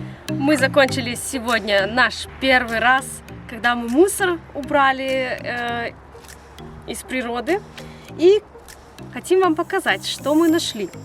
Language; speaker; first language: Russian; early bilingual, heritage; Russian